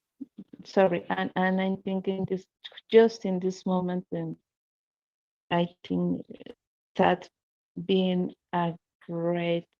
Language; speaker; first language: English; non-native, learner; Spanish